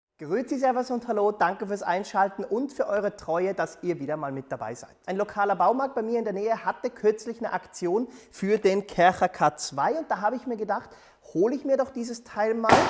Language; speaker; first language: German; native; German